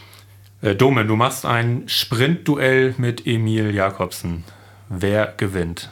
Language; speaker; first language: German; native; German